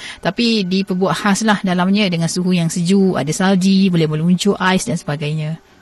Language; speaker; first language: Malay; native; Malay